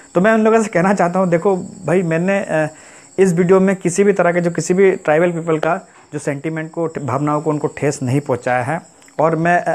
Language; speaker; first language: Hindi; non-native, local second language; Assamese